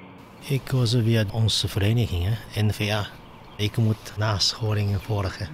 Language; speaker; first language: Dutch; non-native, learner; Chinese